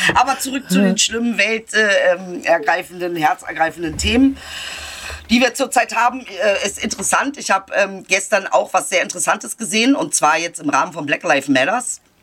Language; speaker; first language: German; early bilingual, other home language; Turkish